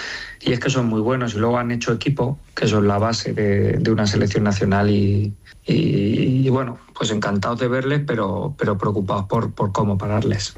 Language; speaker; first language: Spanish; native; Spanish